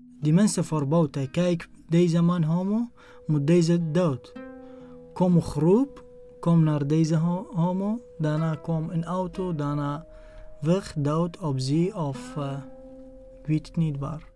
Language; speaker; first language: Dutch; non-native, learner; Arabic